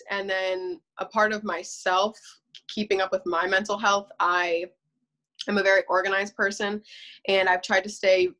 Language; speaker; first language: English; native; English